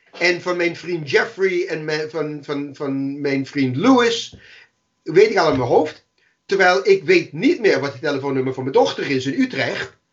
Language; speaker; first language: Dutch; non-native, fluent; English